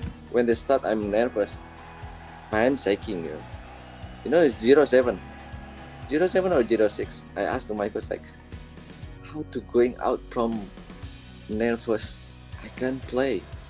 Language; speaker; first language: English; non-native, learner; Indonesian